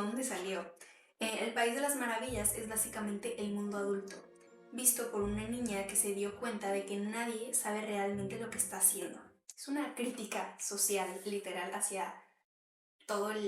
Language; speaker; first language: Spanish; native; Spanish